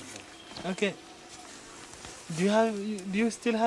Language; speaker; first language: English; non-native, local second language; Kinyarwanda